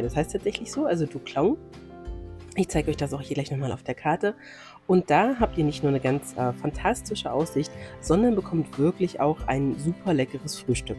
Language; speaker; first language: German; native; German